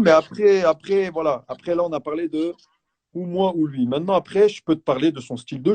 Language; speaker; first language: French; native; French